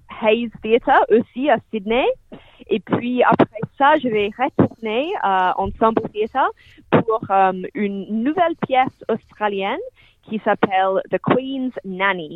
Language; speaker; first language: French; non-native, fluent; English